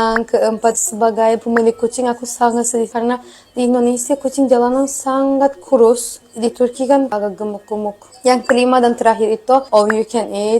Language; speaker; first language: Indonesian; non-native, fluent; Turkish